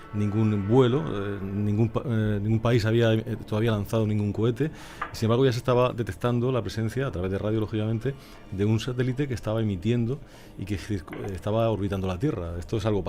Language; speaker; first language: Spanish; native; Spanish